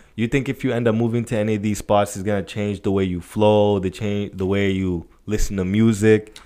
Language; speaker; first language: English; native; English